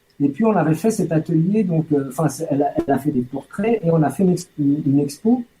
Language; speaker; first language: French; native; French